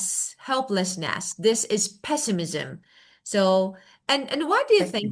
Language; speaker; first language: English; non-native, fluent; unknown